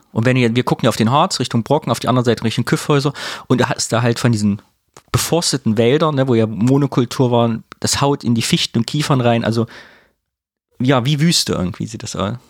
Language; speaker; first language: German; native; German